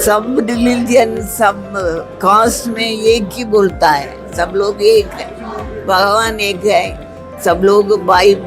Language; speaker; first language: Hindi; non-native, local second language; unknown